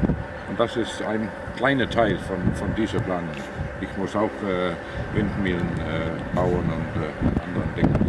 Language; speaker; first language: German; non-native, learner; Danish